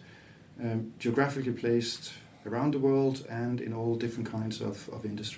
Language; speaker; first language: English; non-native, fluent; Danish